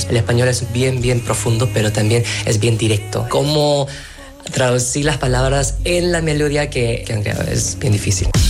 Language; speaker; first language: Spanish; non-native, fluent; Korean